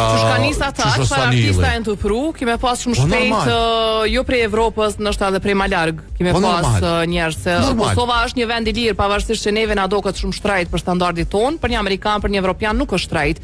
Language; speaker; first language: Albanian; native; Albanian